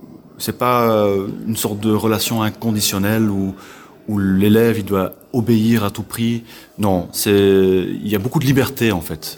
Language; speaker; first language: French; non-native, local second language; Dutch